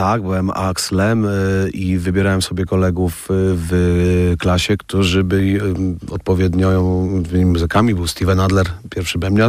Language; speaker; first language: Polish; native; Polish